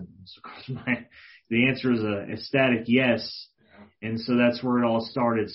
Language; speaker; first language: English; native; English